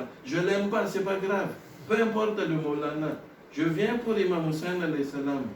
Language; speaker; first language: French; non-native, local second language; Gujarati